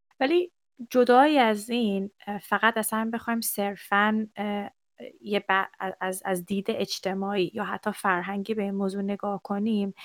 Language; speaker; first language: Persian; native; Persian